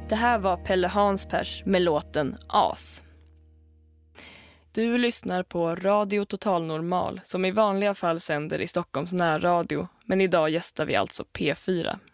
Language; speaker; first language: Swedish; native; Swedish